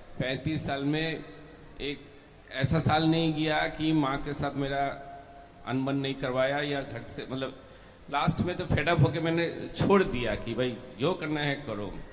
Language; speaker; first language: Hindi; non-native, local second language; Bangla